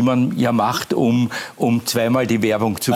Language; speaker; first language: German; native; German